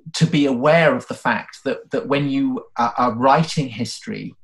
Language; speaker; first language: English; native; English